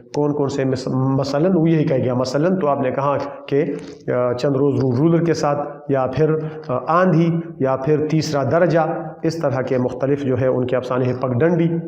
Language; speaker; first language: Urdu; non-native, local second language; Pashto